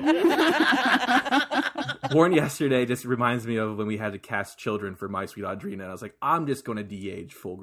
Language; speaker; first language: English; native; English